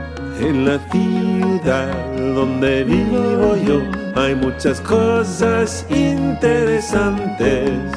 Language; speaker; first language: Spanish; non-native, fluent; English